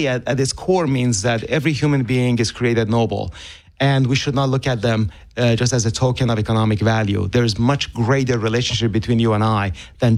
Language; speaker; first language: English; non-native, fluent; Persian